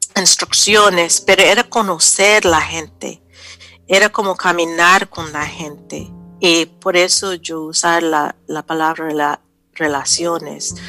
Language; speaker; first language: Spanish; non-native, fluent; English